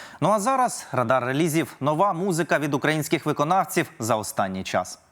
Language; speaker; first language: Ukrainian; native; Ukrainian